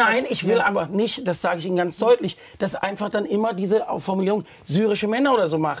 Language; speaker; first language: German; native; German